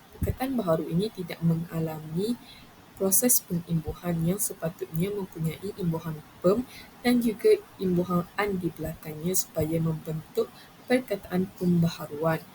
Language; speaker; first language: Malay; native; Malay